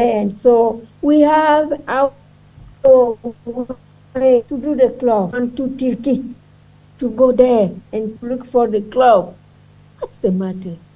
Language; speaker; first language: English; non-native, learner; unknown